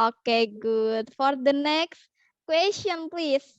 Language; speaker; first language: English; non-native, learner; Indonesian